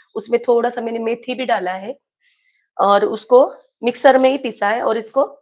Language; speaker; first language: Hindi; non-native, local second language; Marathi